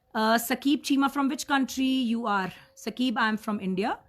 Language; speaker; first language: English; non-native, local second language; Punjabi